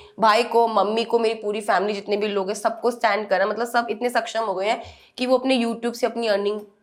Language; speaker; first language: Hindi; native; Hindi